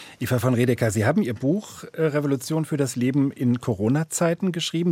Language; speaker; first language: German; native; German